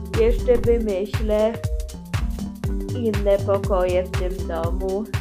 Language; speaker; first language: Polish; early bilingual, heritage; Polish